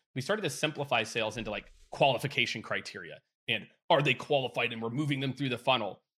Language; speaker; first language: English; native; English